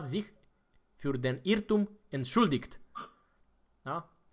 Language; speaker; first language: German; non-native, fluent; Romanian